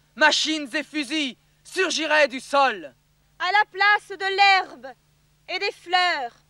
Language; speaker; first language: French; native; French